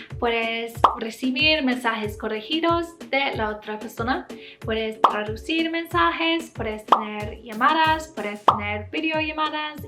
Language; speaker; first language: Spanish; non-native, learner; English